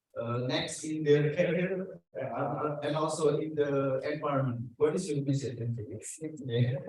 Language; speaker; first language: English; non-native, learner; Indonesian